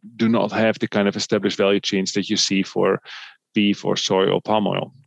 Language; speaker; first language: English; non-native, fluent; Dutch